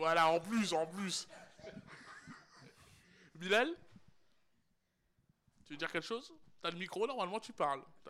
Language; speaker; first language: French; native; French